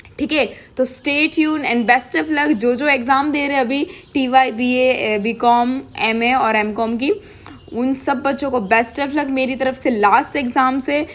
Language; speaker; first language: Hindi; non-native, local second language; Gujarati